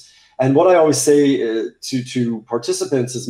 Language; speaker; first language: English; native; English